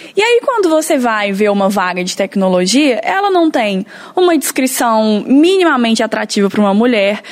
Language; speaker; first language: Portuguese; native; Portuguese